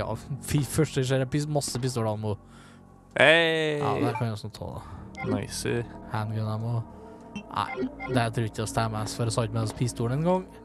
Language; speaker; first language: Norwegian; native; Norwegian